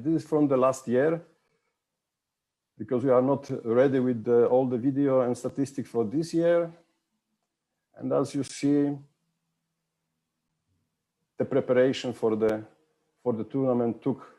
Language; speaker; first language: English; non-native, fluent; Polish